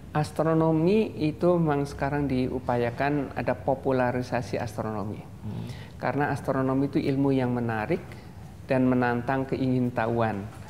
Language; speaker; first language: Indonesian; native; Indonesian